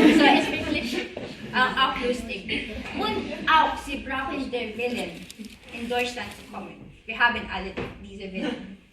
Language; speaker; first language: German; non-native, learner; Filipino